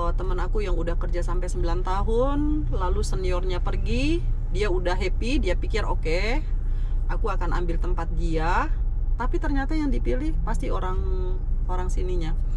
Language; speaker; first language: Indonesian; native; Indonesian